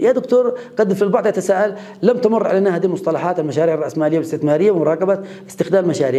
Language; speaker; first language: Arabic; native; Arabic